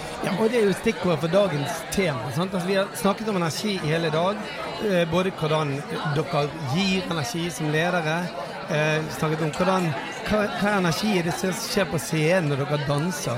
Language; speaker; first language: Norwegian; native; Norwegian